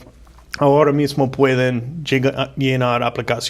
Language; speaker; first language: Spanish; non-native, fluent; English